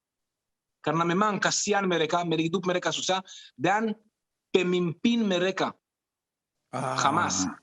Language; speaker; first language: Indonesian; non-native, fluent; Hebrew